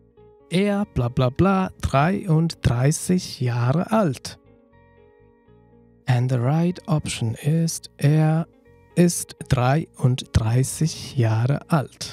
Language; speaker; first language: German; non-native, fluent; Nepali